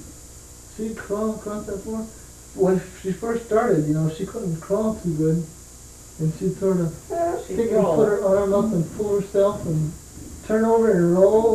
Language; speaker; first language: English; native; English